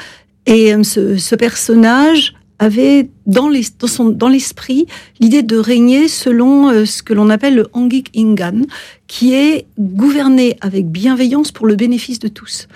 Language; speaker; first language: French; native; French